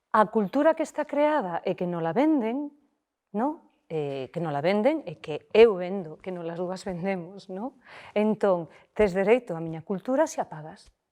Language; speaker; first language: Galician; non-native, local second language; Spanish